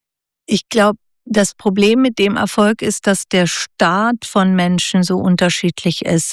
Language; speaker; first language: German; native; German